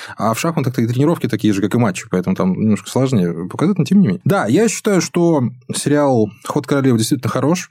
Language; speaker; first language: Russian; native; Russian